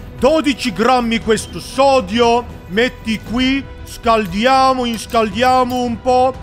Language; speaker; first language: Italian; non-native, learner; Swedish